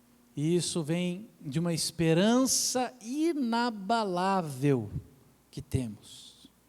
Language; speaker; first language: Portuguese; native; Portuguese